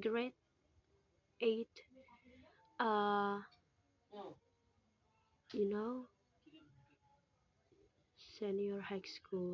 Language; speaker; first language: English; non-native, local second language; Indonesian